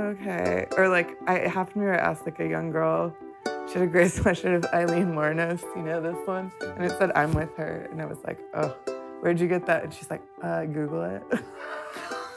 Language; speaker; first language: English; native; English